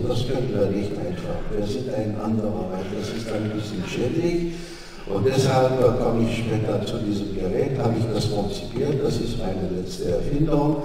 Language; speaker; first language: German; non-native, fluent; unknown